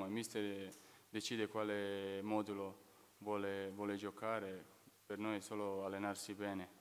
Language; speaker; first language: Italian; non-native, fluent; Serbian